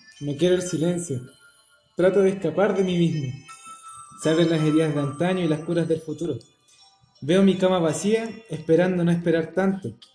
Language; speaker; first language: Spanish; native; Spanish